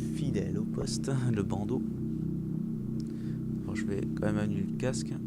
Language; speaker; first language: French; native; French